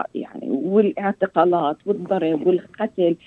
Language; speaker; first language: Arabic; early bilingual, heritage; Arabic